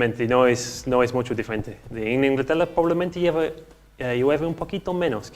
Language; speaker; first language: Spanish; non-native, learner; English